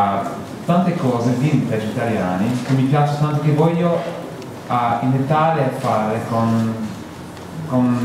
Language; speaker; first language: Italian; non-native, learner; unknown